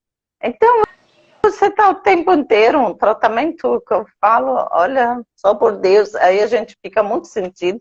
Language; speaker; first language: Portuguese; non-native, fluent; Arabic